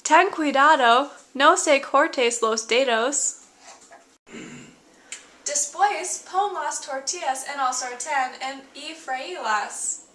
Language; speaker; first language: Spanish; non-native, learner; English